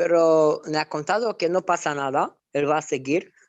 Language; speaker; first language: Spanish; non-native, fluent; Romanian